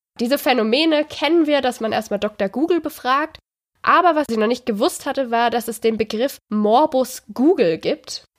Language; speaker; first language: German; native; German